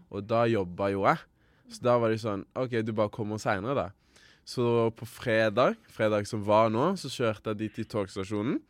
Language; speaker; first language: Norwegian; early bilingual, other home language; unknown